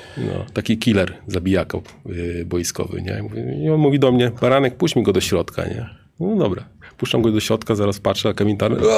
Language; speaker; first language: Polish; native; Polish